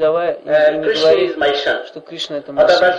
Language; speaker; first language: Russian; non-native, fluent; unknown